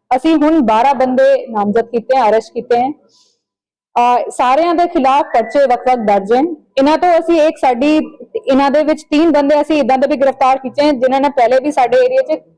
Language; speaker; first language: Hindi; non-native, local second language; Punjabi